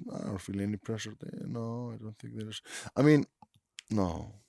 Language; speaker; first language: English; non-native, fluent; Icelandic